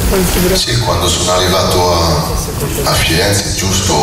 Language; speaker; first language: Italian; non-native, fluent; French